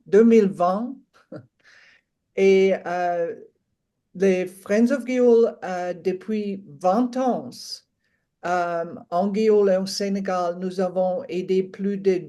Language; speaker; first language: French; non-native, fluent; English